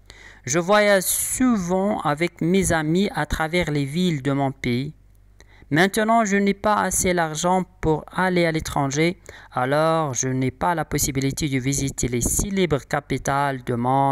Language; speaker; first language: French; non-native, local second language; Arabic